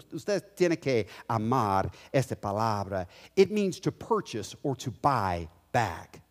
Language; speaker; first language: English; native; English